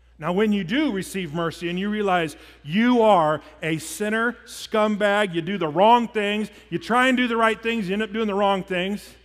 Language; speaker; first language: English; native; English